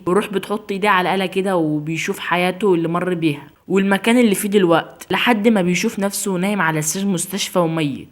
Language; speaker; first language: Arabic; native; Arabic